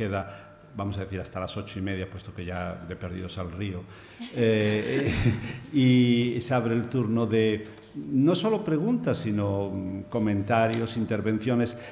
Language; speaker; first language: Spanish; native; Spanish